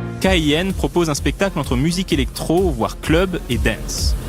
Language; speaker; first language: French; native; French